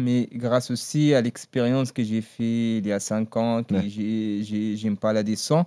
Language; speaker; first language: French; non-native, learner; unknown